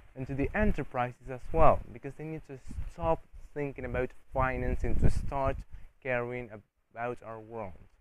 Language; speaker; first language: English; non-native, fluent; Spanish